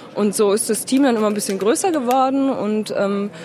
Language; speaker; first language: German; native; German